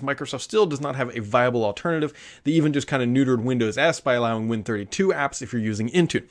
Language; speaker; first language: English; native; English